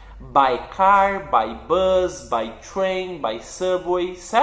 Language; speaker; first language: English; non-native, fluent; Portuguese